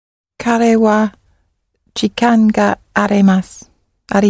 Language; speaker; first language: Japanese; non-native, learner; English